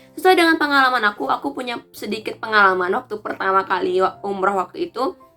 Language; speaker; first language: Indonesian; native; Indonesian